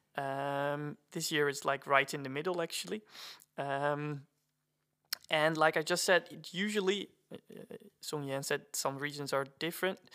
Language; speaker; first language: English; non-native, fluent; Dutch